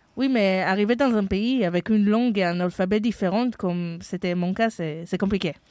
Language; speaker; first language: French; non-native, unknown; Hebrew